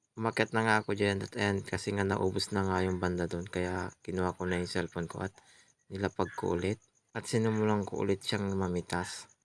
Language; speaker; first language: Filipino; non-native, local second language; Iloko